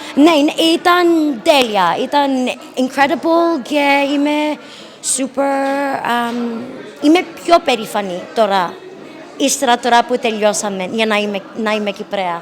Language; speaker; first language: Greek; early bilingual, heritage; English